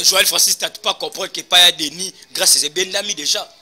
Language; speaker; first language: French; non-native, local second language; Lingala